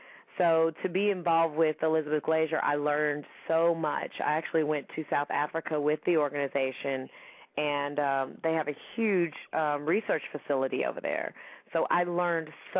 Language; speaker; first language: English; native; English